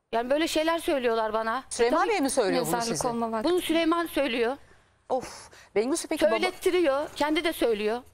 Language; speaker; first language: Turkish; native; Turkish